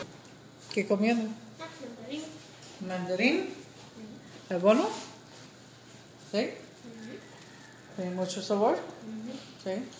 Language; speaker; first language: Spanish; non-native, learner; English